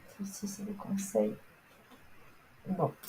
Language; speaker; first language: French; native; French